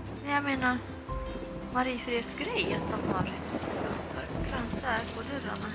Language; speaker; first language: Swedish; non-native, learner; Japanese